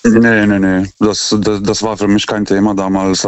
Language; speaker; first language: German; non-native, fluent; Lithuanian